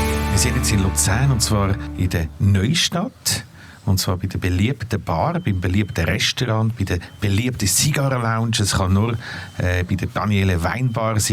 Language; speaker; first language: German; native; German